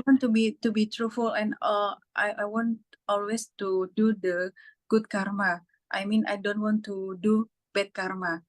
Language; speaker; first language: English; non-native, fluent; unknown